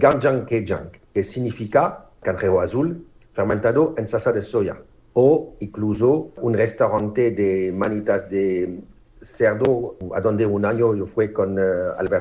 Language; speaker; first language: Spanish; non-native, fluent; French